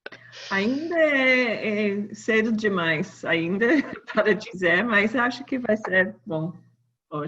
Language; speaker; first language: Portuguese; non-native, learner; English